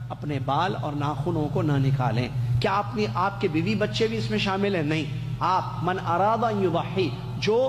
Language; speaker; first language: Urdu; native; Urdu